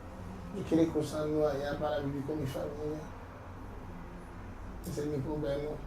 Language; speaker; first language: Spanish; non-native, learner; Haitian Creole